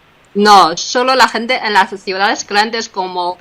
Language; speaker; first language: Spanish; non-native, fluent; Chinese